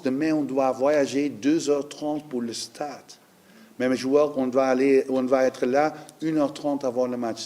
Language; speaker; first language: French; non-native, learner; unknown